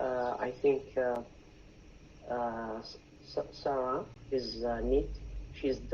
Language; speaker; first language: English; non-native, learner; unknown